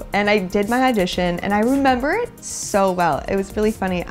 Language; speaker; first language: English; native; English